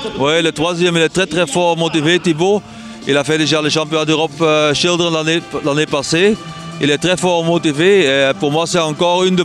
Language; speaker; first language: French; non-native, local second language; Dutch